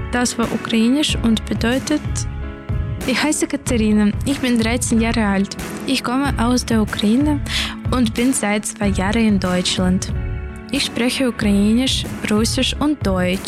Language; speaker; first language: German; early bilingual, other home language; Ukrainian